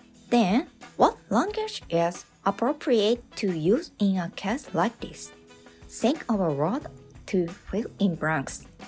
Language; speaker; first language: English; non-native, fluent; Japanese